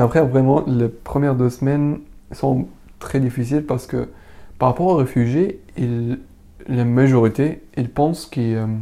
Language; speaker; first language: French; non-native, learner; Arabic